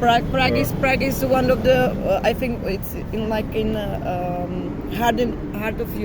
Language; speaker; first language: English; non-native, fluent; Czech